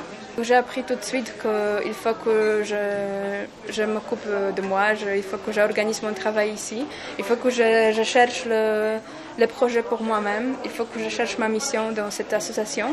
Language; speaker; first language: French; non-native, fluent; Polish